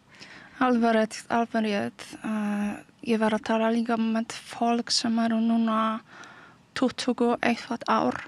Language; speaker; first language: Icelandic; non-native, learner; Polish